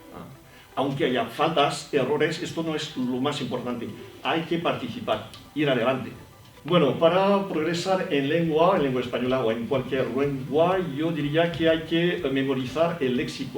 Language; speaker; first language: Spanish; non-native, fluent; French